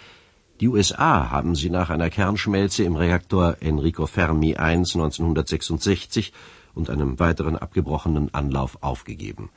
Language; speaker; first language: German; native; German